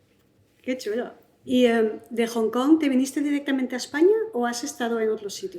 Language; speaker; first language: Spanish; native; Spanish